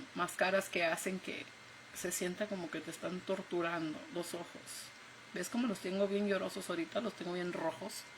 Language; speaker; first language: Spanish; early bilingual, heritage; Spanish